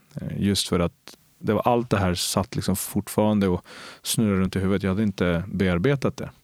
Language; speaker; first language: Swedish; early bilingual, other home language; Spanish